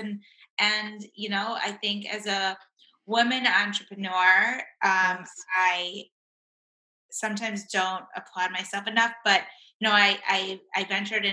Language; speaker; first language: English; native; English